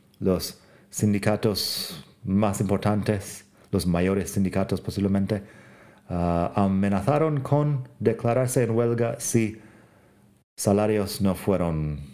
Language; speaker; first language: Spanish; non-native, fluent; English